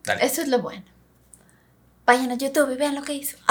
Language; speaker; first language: Spanish; native; Spanish